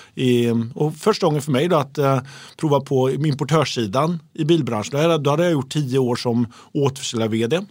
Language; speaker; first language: Swedish; native; Swedish